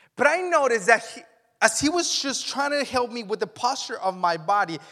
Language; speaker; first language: English; non-native, fluent; Spanish